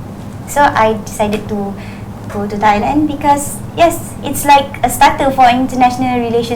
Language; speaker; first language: English; non-native, local second language; Malay